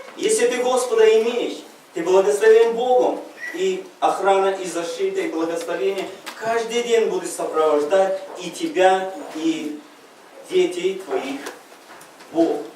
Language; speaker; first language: Russian; non-native, local second language; Uzbek